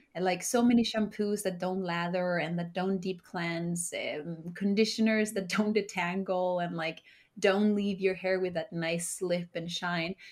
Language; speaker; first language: English; early bilingual, heritage; Spanish